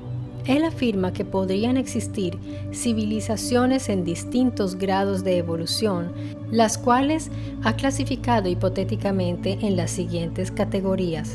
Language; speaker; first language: Spanish; non-native, fluent; Italian